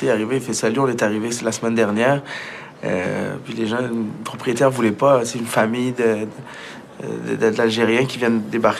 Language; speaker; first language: French; early bilingual, other home language; Arabic